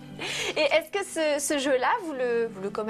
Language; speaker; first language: French; native; French